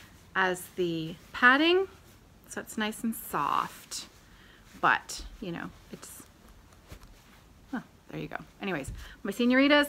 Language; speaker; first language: English; native; English